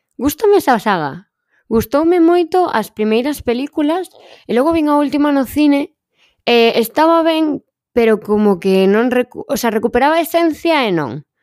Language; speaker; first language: Galician; non-native, local second language; Spanish